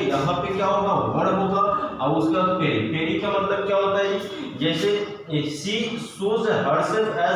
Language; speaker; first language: Hindi; native; Hindi